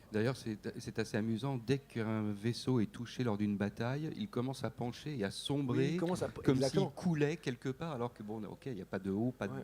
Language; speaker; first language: French; native; French